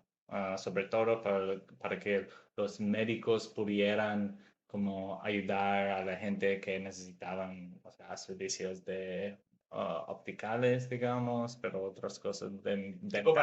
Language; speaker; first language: Spanish; non-native, fluent; English